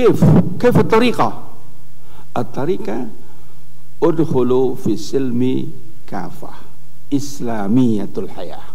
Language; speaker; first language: Arabic; non-native, fluent; Indonesian